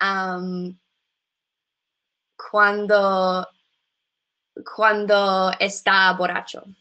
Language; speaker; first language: Spanish; non-native, learner; English